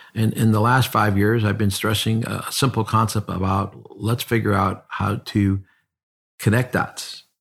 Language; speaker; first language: English; native; English